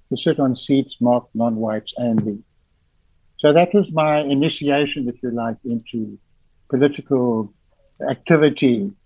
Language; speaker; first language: English; native; English